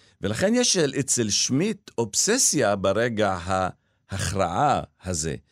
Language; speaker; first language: Hebrew; non-native, local second language; Arabic